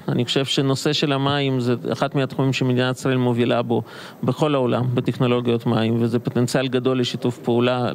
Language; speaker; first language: Hebrew; non-native, fluent; Russian